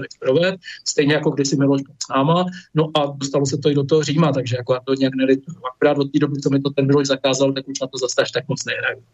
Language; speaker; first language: Czech; native; Czech